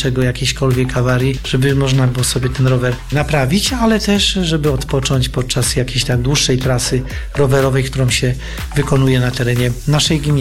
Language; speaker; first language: Polish; native; Polish